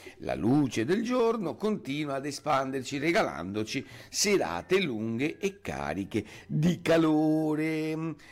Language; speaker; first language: Italian; native; Italian